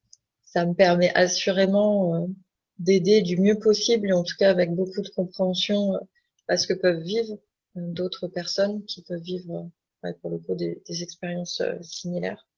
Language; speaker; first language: French; native; French